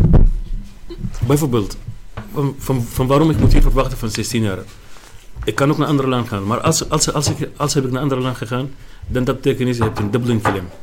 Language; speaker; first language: Dutch; non-native, learner; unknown